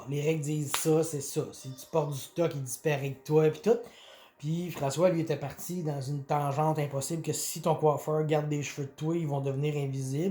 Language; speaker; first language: French; native; French